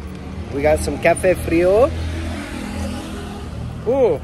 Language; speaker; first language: Spanish; non-native, learner; English